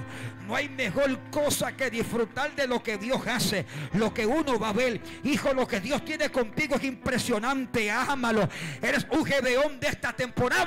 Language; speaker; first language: Spanish; native; Spanish